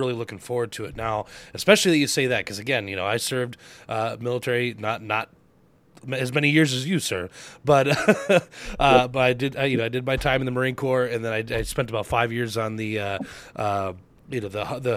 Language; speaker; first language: English; native; English